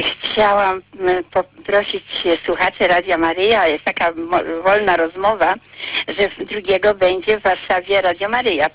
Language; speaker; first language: Polish; native; Polish